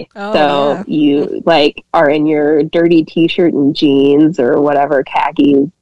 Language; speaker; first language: English; native; English